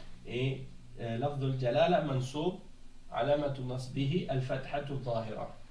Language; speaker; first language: Arabic; non-native, fluent; French